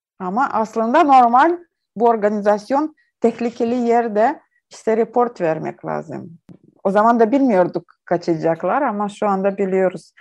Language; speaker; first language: Turkish; non-native, learner; Ukrainian